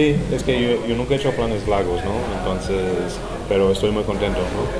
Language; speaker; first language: Spanish; non-native, fluent; English